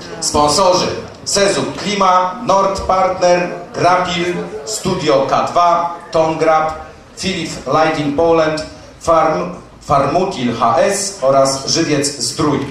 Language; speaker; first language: Polish; native; Polish